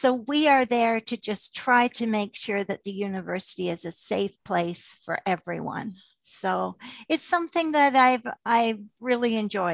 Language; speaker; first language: English; native; English